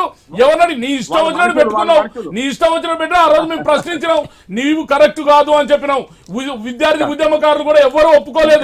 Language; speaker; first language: Telugu; native; Telugu